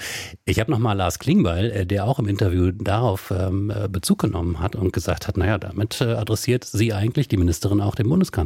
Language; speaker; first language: German; native; German